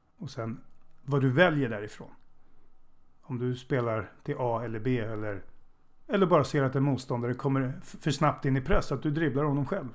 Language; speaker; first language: Swedish; native; Swedish